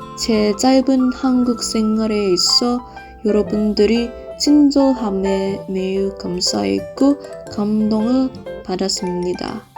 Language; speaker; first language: Korean; non-native, fluent; English